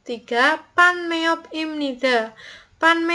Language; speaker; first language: Korean; non-native, learner; Indonesian